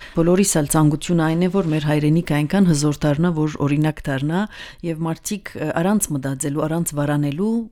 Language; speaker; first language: Armenian; early bilingual, heritage; Armenian